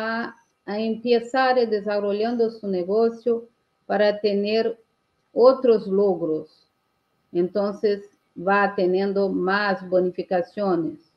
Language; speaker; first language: Portuguese; non-native, learner; Spanish